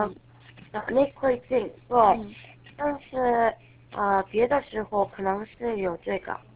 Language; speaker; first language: Chinese; non-native, learner; Korean